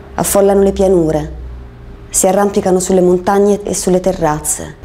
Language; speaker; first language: Italian; native; Italian